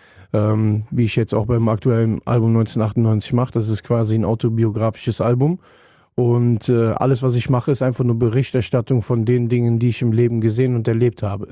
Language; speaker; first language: German; native; German